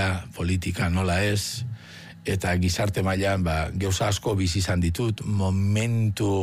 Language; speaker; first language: Basque; native; Basque